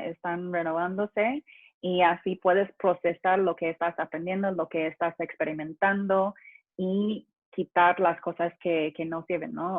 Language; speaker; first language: Spanish; non-native, fluent; English